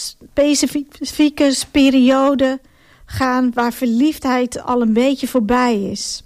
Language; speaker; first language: Dutch; non-native, fluent; Ukrainian